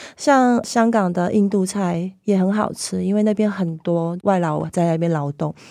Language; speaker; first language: Chinese; non-native, local second language; Cantonese